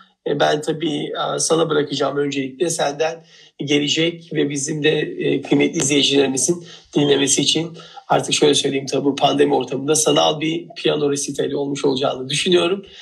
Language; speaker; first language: Turkish; native; Turkish